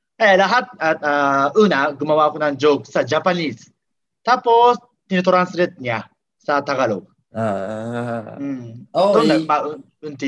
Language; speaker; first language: Filipino; non-native, learner; Japanese